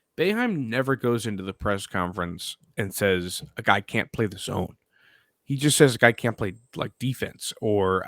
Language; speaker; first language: English; native; English